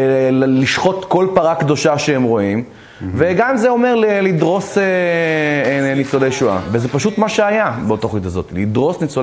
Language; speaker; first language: Hebrew; native; Hebrew